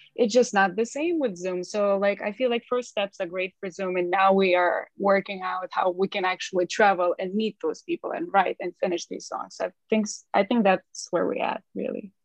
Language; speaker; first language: English; non-native, fluent; Ukrainian